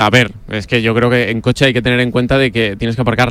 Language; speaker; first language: Spanish; native; Spanish